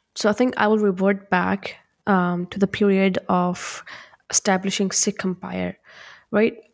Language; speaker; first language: English; non-native, local second language; Punjabi